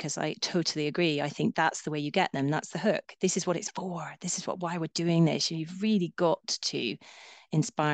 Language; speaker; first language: English; native; English